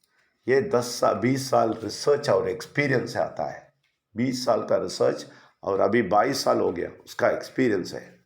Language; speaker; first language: Hindi; non-native, local second language; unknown